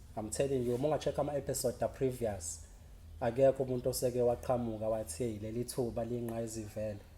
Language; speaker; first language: Zulu; native; Zulu